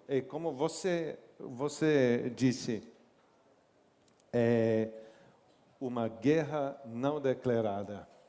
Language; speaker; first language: Portuguese; non-native, learner; English